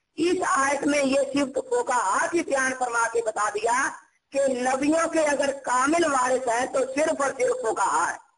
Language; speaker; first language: Urdu; non-native, local second language; Punjabi